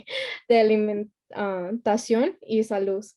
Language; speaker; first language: Spanish; early bilingual, heritage; Spanish